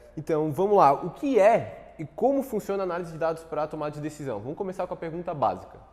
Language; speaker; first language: Portuguese; native; Portuguese